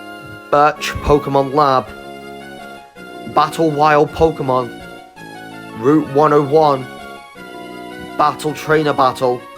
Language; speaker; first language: English; native; English